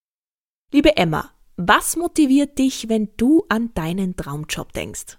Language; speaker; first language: German; native; German